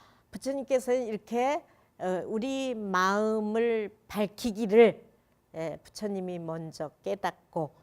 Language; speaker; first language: Korean; native; Korean